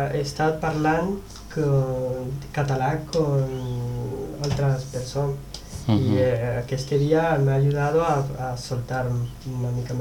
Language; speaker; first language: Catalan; non-native, learner; Spanish